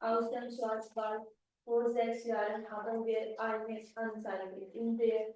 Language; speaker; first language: German; non-native, learner; Hindi